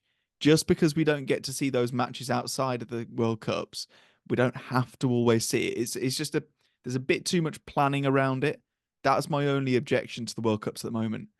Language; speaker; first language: English; native; English